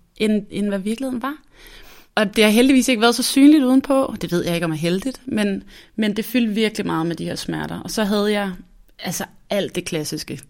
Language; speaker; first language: Danish; native; Danish